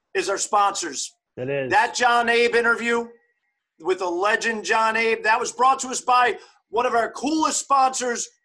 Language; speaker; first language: English; early bilingual, other home language; German